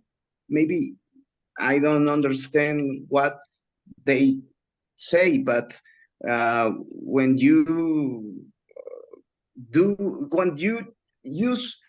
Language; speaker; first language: English; non-native, learner; Spanish